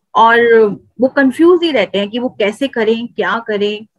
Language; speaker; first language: Hindi; native; Hindi